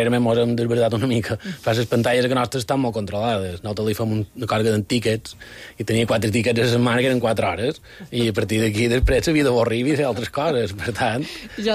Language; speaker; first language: Catalan; native; Catalan